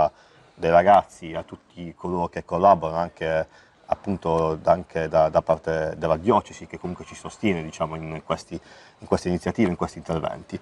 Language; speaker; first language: Italian; native; Italian